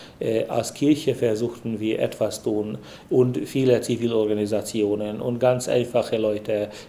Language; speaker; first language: German; non-native, fluent; Hungarian